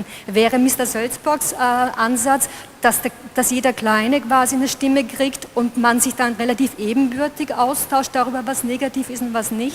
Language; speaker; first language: German; native; German